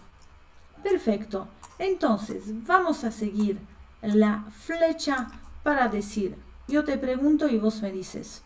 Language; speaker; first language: Spanish; non-native, fluent; Polish